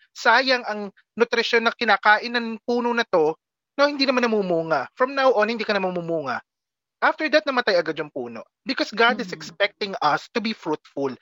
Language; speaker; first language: Filipino; native; Filipino